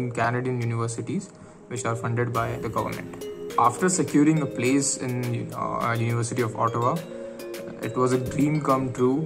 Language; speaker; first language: English; non-native, local second language; Marathi